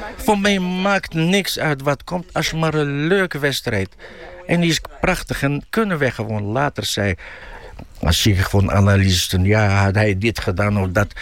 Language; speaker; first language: Dutch; non-native, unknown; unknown